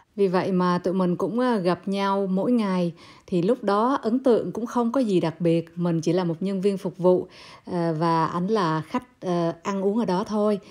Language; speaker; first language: Vietnamese; native; Vietnamese